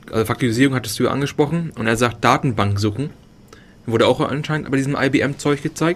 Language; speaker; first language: German; native; German